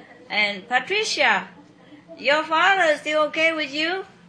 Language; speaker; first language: English; non-native, fluent; Vietnamese